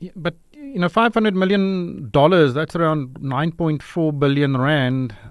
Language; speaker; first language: English; non-native, local second language; Afrikaans